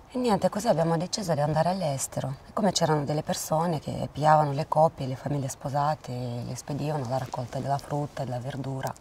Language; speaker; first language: Italian; non-native, fluent; Romanian